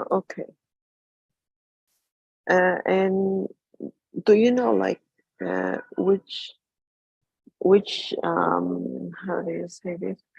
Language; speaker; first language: English; non-native, learner; Spanish